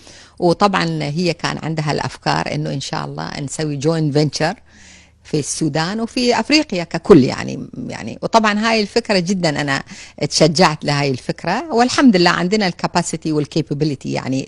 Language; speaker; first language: Arabic; native; Arabic